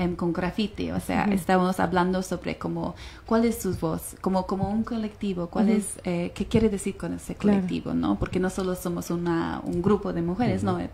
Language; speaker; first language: Spanish; non-native, fluent; English